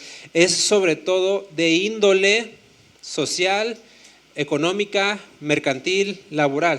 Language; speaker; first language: Spanish; native; Spanish